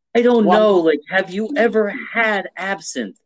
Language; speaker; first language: English; native; English